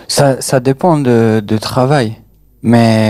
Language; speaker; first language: French; non-native, fluent; Albanian